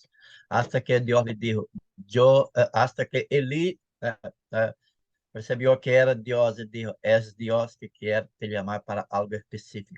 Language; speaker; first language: Spanish; non-native, fluent; Portuguese